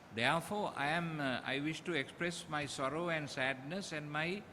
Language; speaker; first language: English; non-native, local second language; Sinhala